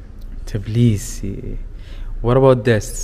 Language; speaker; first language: English; non-native, learner; Arabic